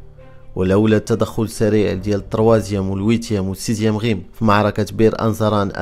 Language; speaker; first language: Arabic; native; Arabic